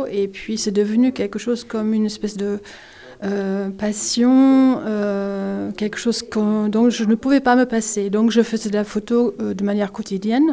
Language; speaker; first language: French; non-native, fluent; German